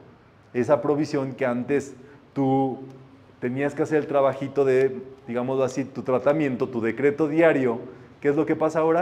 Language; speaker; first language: Spanish; native; Spanish